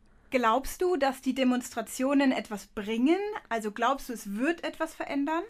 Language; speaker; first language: German; native; German